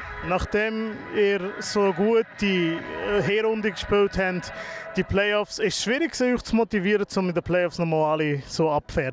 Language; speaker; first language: German; native; German